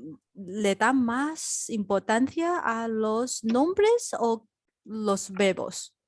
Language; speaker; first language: Spanish; non-native, learner; Chinese